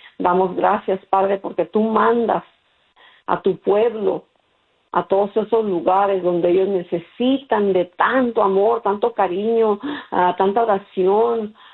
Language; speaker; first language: Spanish; early bilingual, heritage; Spanish